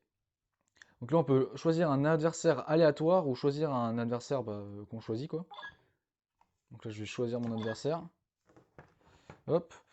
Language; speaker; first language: French; native; French